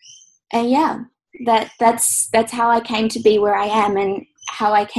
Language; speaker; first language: English; native; English